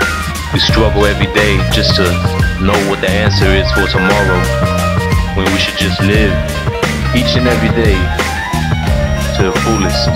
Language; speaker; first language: English; native; English